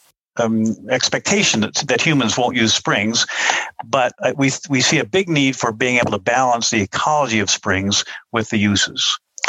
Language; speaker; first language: English; native; English